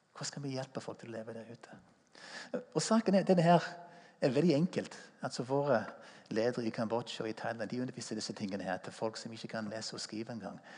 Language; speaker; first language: Norwegian; non-native, fluent; English